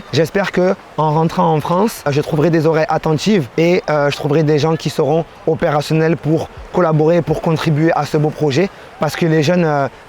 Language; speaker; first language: French; native; French